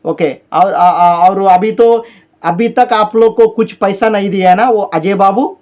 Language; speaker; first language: Hindi; non-native, local second language; Telugu